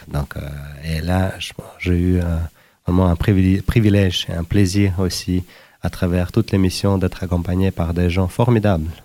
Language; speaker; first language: French; non-native, fluent; Uzbek